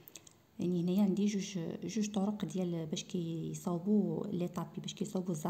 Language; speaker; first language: Arabic; native; Arabic